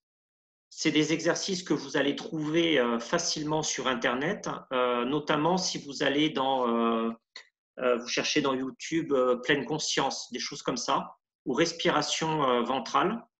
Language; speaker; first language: French; native; French